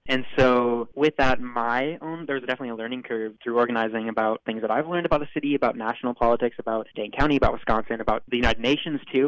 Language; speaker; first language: English; native; English